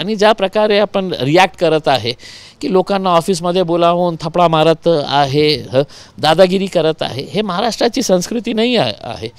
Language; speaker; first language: Marathi; non-native, local second language; Urdu